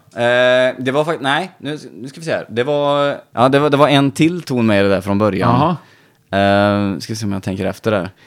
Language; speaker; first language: Swedish; native; Swedish